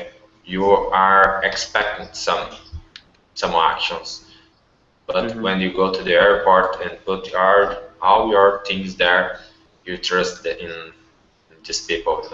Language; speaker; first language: English; non-native, learner; Portuguese